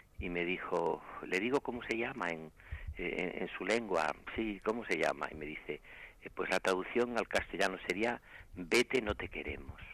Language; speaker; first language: Spanish; native; Spanish